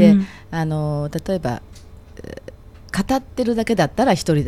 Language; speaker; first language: Japanese; native; Japanese